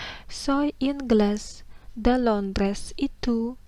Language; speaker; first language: Spanish; non-native, fluent; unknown